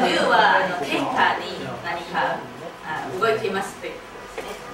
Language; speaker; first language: Japanese; non-native, fluent; Chinese